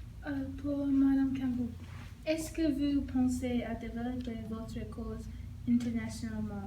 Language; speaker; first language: French; non-native, learner; English